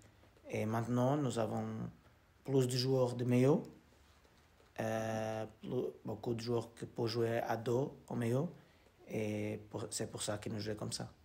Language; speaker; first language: French; non-native, learner; Portuguese